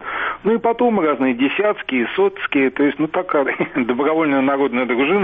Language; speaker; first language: Russian; native; Russian